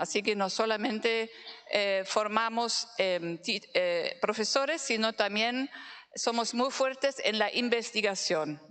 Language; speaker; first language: Spanish; non-native, fluent; German